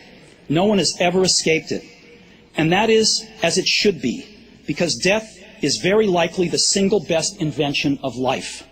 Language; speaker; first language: English; native; English